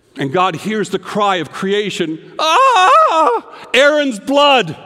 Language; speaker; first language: English; native; English